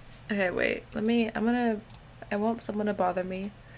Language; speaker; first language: English; early bilingual, other home language; Spanish